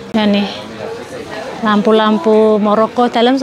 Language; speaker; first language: Indonesian; native; Indonesian